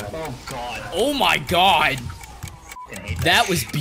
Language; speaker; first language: English; native; English